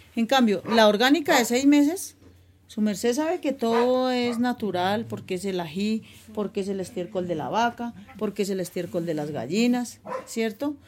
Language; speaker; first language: Spanish; native; Spanish